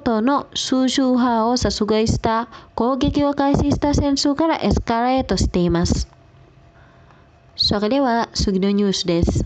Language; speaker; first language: Japanese; non-native, fluent; Indonesian